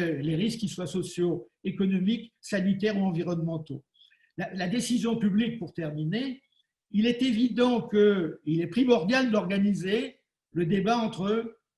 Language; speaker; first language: French; native; French